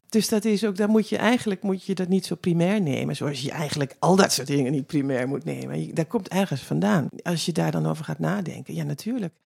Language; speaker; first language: Dutch; native; Dutch